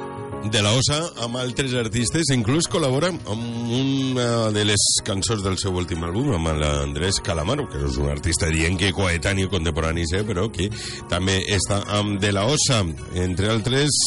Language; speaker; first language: Catalan; native; Catalan